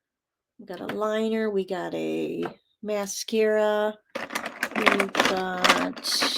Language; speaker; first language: English; native; English